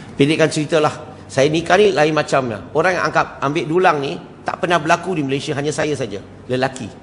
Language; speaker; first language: Malay; non-native, local second language; Chinese